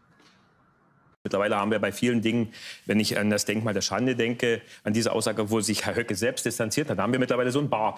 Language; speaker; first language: German; native; German